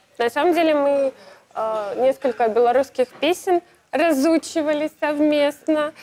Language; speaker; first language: Russian; native; Russian